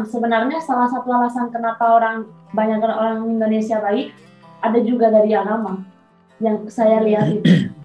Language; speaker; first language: Indonesian; non-native, fluent; Spanish